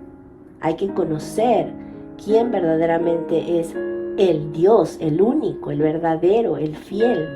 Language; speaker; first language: Spanish; native; Spanish